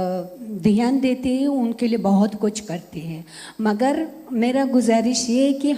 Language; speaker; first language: Hindi; non-native, fluent; Russian